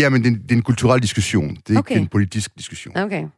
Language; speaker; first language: Danish; non-native, learner; French